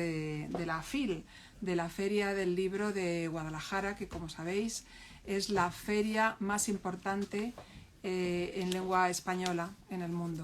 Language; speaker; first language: Spanish; native; Spanish